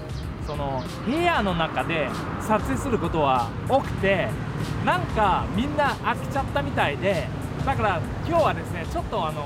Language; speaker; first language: Japanese; non-native, fluent; Vietnamese